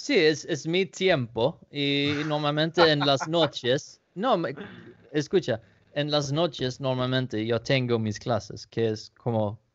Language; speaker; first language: Spanish; non-native, learner; Danish